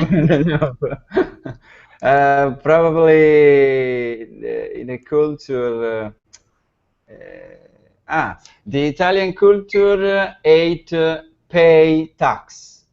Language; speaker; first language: English; non-native, learner; Italian